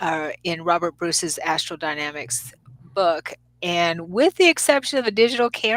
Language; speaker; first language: English; native; English